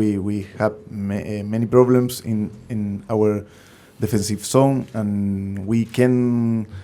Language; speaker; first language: English; non-native, learner; Spanish